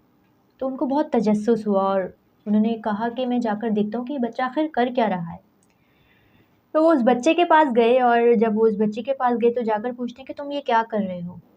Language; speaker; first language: Urdu; native; Urdu